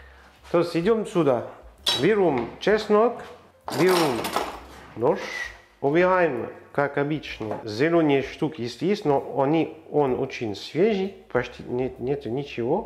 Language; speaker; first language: Russian; non-native, learner; French